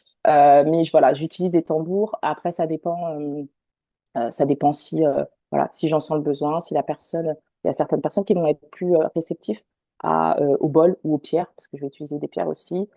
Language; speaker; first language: French; native; French